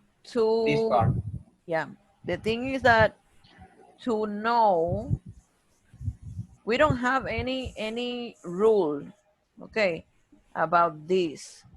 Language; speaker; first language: English; non-native, fluent; Spanish